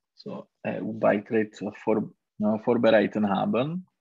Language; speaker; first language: German; non-native, learner; Czech